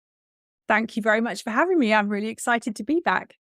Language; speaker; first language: English; native; English